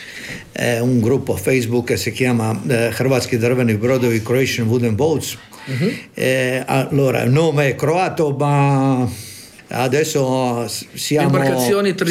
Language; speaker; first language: Italian; non-native, fluent; Croatian